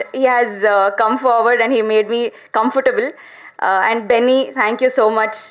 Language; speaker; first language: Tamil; non-native, learner; Telugu